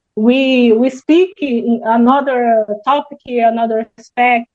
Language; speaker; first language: English; non-native, learner; Portuguese